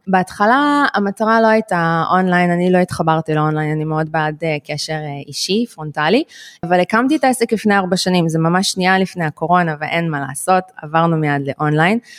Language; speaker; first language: Hebrew; native; Hebrew